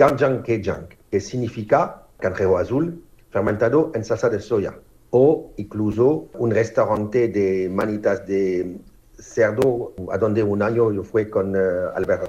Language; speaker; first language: Spanish; non-native, fluent; French